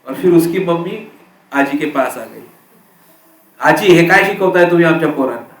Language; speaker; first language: Hindi; non-native, local second language; Marathi